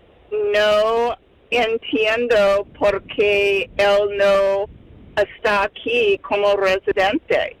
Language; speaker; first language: Spanish; non-native, fluent; English